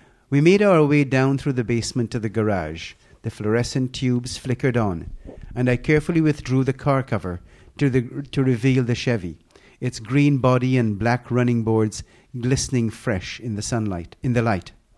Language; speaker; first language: English; native; English